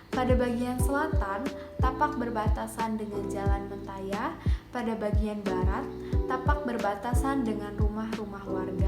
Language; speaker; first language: Indonesian; native; Indonesian